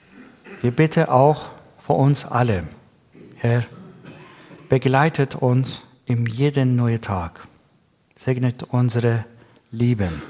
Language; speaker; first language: German; non-native, learner; Persian